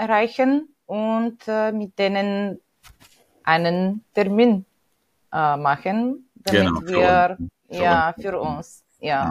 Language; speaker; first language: German; non-native, fluent; Bulgarian